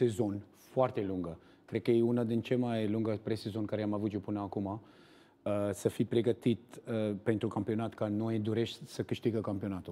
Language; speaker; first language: Romanian; non-native, learner; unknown